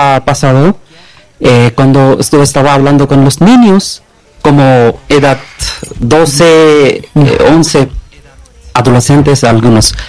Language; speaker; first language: Spanish; non-native, learner; Bangla